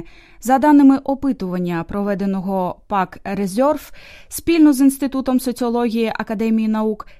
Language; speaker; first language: Ukrainian; native; Ukrainian